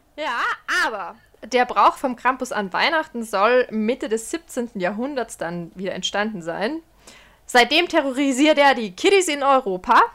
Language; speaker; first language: German; early bilingual, other home language; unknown